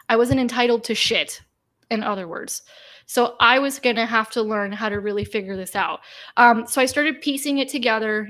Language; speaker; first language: English; native; English